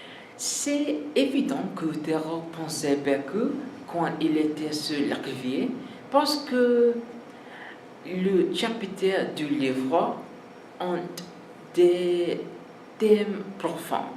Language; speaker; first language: French; non-native, learner; English